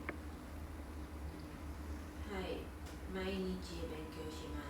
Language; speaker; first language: Japanese; non-native, learner; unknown